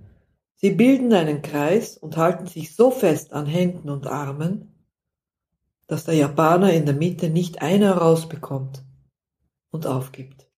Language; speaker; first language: German; non-native, fluent; Dutch